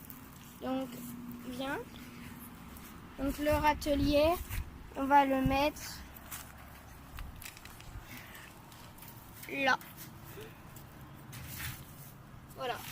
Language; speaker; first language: French; native; French